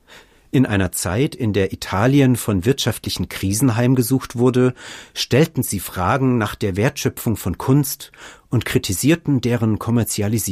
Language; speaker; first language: German; native; German